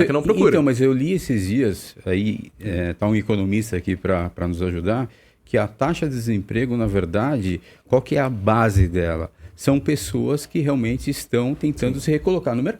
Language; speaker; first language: Portuguese; native; Portuguese